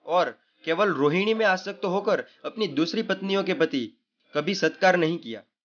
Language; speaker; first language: Hindi; non-native, local second language; Gujarati